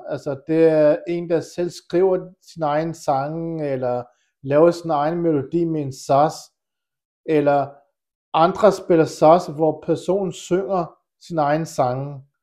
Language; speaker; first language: Danish; early bilingual, other home language; Kurdish